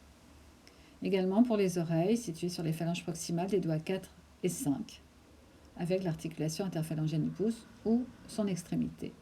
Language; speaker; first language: French; native; French